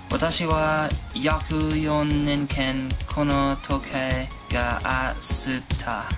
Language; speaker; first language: Japanese; non-native, learner; English